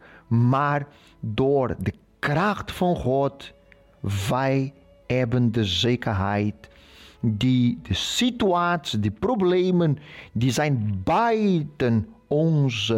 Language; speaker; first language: Dutch; non-native, fluent; Portuguese